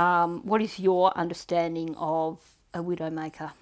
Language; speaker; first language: English; native; English